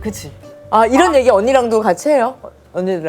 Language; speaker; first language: Korean; native; Korean